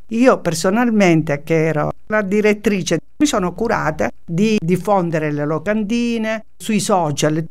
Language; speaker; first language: Italian; native; Italian